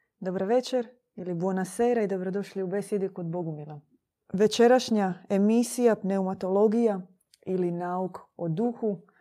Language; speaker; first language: Croatian; native; Croatian